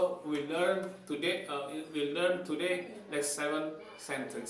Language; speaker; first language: English; non-native, learner; Javanese